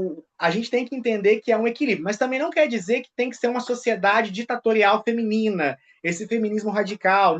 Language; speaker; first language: Portuguese; native; Portuguese